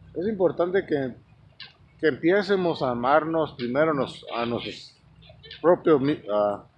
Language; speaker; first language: Spanish; early bilingual, heritage; Spanish